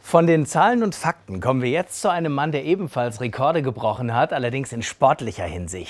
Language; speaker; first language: German; native; German